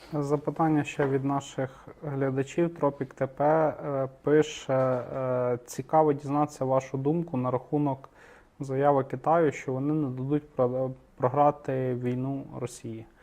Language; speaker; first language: Ukrainian; native; Ukrainian